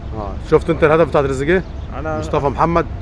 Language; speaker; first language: Arabic; native; Arabic